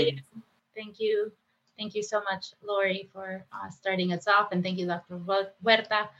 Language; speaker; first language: English; non-native, fluent; Spanish